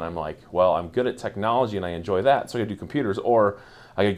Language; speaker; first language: English; native; English